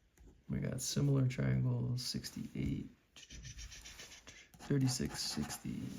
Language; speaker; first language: English; native; English